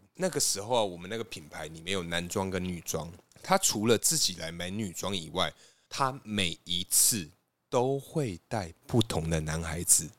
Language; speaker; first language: Chinese; native; Chinese